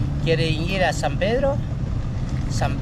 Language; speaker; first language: Spanish; native; Spanish